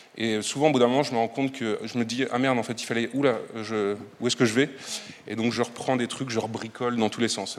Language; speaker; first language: French; native; French